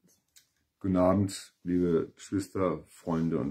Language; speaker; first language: German; native; German